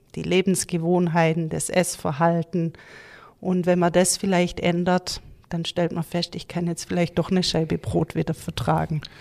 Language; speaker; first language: German; native; German